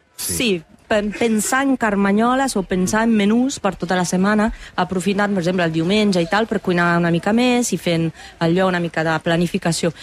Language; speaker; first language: Catalan; non-native, fluent; Italian